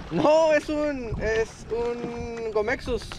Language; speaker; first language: Spanish; native; Spanish